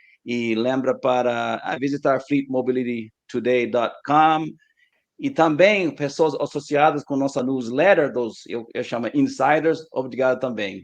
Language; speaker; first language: Portuguese; non-native, learner; English